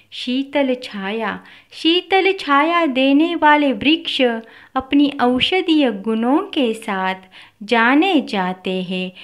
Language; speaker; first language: Hindi; non-native, local second language; Marathi